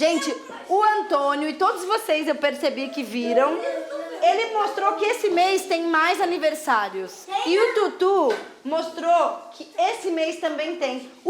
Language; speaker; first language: Portuguese; native; Portuguese